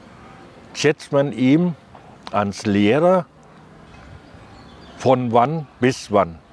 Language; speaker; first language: German; non-native, learner; Thai